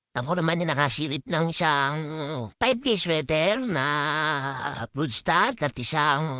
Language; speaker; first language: Filipino; non-native, local second language; Bikol